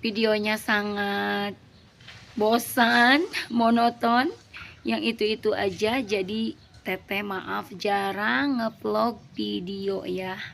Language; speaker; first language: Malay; non-native, local second language; Sundanese